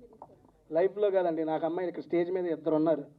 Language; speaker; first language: Telugu; native; Telugu